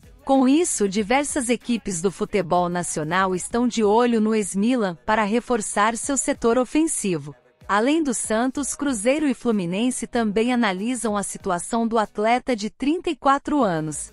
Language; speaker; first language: Portuguese; native; Portuguese